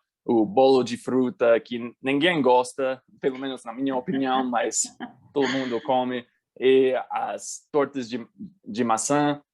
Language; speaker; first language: Portuguese; non-native, fluent; English